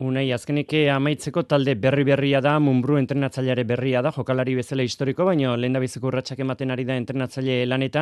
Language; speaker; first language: Basque; native; Basque